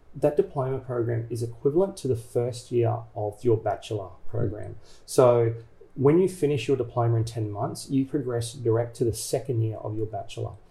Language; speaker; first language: English; native; English